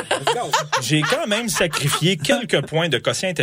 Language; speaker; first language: French; native; French